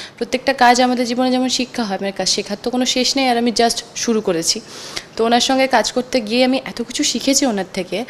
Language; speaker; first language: Bangla; native; Bangla